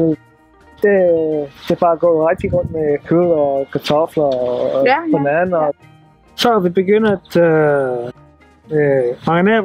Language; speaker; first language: Danish; non-native, learner; Swahili